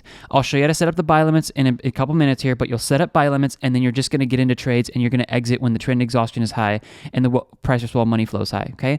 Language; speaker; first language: English; native; English